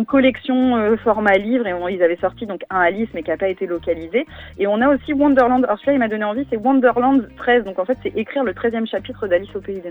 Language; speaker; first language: French; native; French